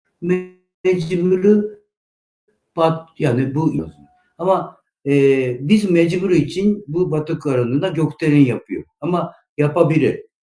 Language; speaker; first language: Turkish; non-native, learner; Japanese